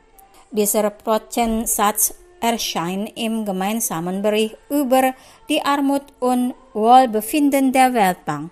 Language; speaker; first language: German; non-native, fluent; Indonesian